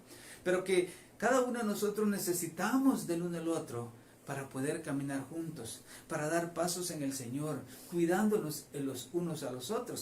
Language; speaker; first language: Spanish; native; Spanish